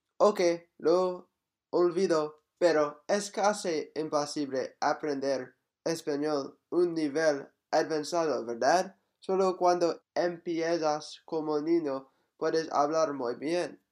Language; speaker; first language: Spanish; non-native, learner; English